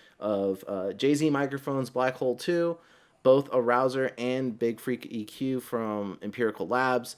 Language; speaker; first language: English; native; English